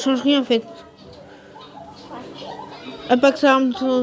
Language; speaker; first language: French; native; French